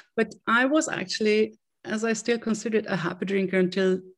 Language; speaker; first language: English; non-native, fluent; Swedish